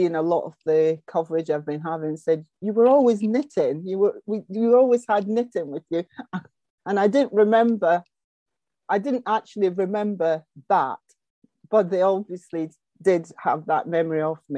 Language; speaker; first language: English; native; English